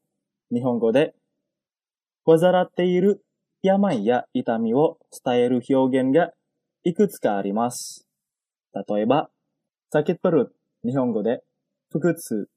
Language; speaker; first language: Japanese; non-native, fluent; Indonesian